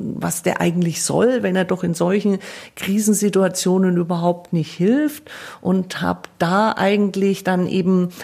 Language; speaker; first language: German; native; German